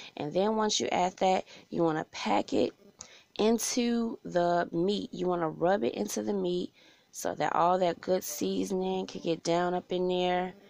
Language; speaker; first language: English; native; English